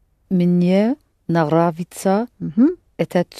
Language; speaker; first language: Russian; non-native, learner; English